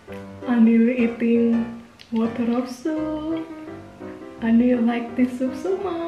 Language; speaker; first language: English; non-native, learner; Indonesian